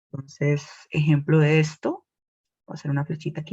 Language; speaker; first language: Spanish; native; Spanish